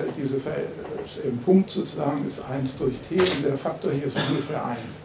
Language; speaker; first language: German; native; German